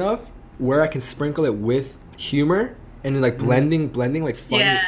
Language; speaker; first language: English; native; English